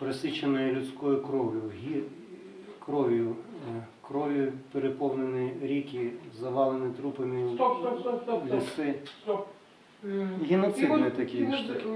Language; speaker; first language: Ukrainian; native; Ukrainian